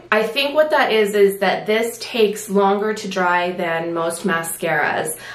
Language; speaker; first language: English; native; English